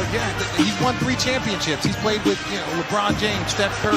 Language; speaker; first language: English; native; English